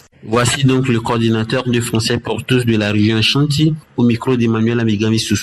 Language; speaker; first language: French; non-native, fluent; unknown